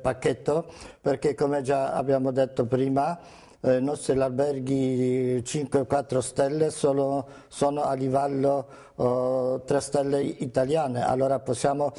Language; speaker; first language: Italian; non-native, fluent; Polish